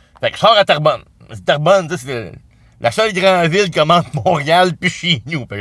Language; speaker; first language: French; native; French